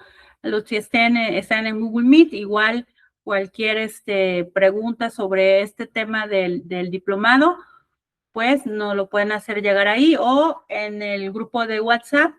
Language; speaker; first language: Spanish; native; Spanish